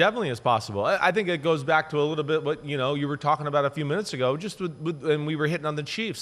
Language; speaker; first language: English; native; English